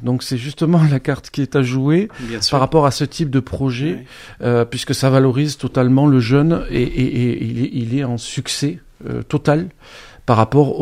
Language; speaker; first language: French; native; French